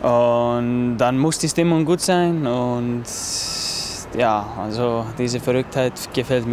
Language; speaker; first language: German; non-native, fluent; Icelandic